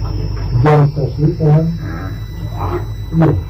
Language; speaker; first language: German; native; German